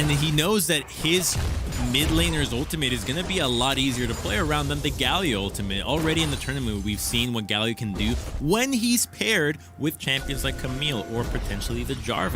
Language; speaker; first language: English; native; English